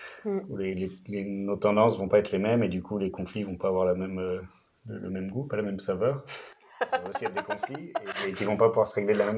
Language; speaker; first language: French; native; French